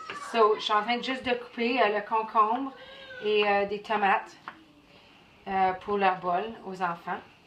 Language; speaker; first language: French; native; French